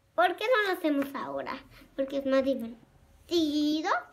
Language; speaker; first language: Spanish; early bilingual, heritage; English